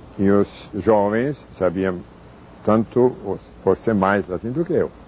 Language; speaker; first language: Portuguese; non-native, fluent; Hungarian